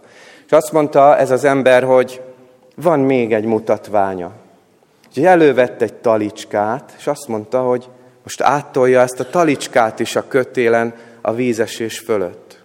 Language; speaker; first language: Hungarian; native; Hungarian